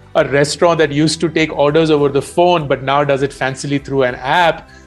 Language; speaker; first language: English; non-native, local second language; Hindi